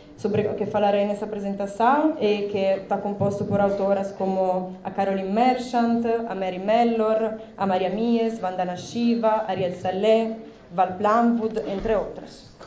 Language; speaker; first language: Portuguese; non-native, fluent; Italian